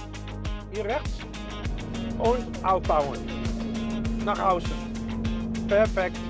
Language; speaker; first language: German; native; German